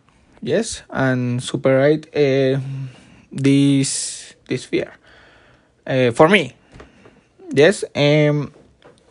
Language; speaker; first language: English; non-native, learner; Spanish